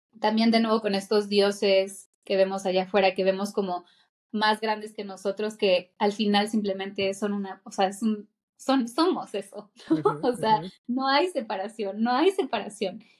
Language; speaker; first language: Spanish; native; Spanish